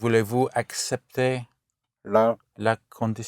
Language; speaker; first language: French; non-native, learner; English